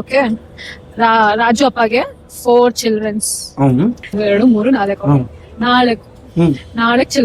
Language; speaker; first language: Kannada; non-native, local second language; Urdu